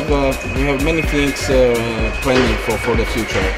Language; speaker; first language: English; non-native, fluent; Italian